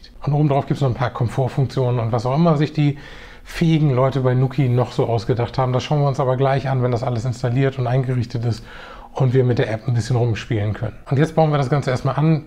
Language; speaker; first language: German; native; German